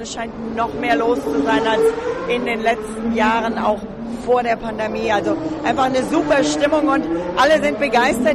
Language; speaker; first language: German; native; German